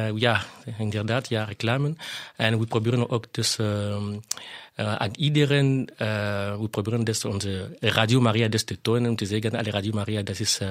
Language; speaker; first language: Dutch; non-native, fluent; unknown